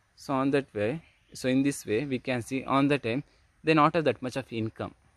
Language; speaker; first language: English; non-native, local second language; Kannada